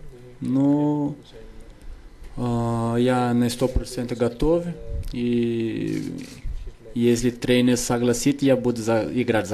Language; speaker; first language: Russian; non-native, learner; Portuguese